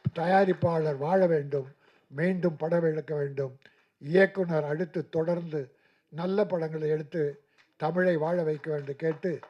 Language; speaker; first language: Tamil; native; Tamil